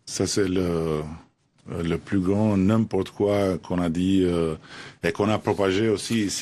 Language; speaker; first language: French; non-native, fluent; Albanian